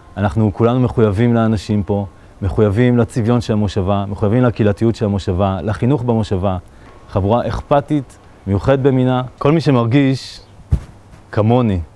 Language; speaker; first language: Hebrew; native; Hebrew